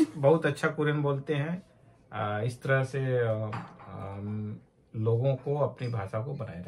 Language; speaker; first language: Hindi; native; Hindi